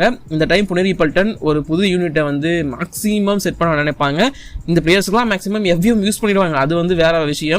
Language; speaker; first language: Tamil; native; Tamil